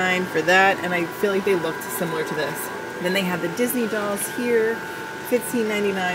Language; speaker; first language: English; native; English